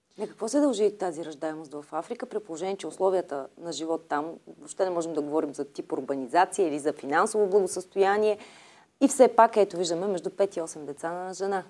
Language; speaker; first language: Bulgarian; native; Bulgarian